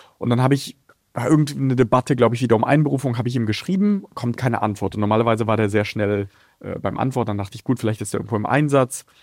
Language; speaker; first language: German; early bilingual, other home language; Russian